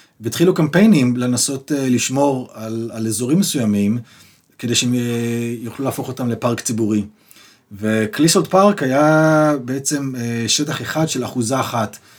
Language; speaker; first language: Hebrew; native; Hebrew